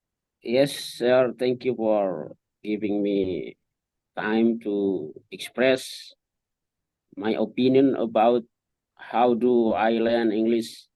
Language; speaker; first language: English; non-native, learner; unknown